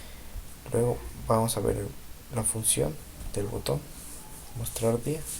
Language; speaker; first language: Spanish; native; Spanish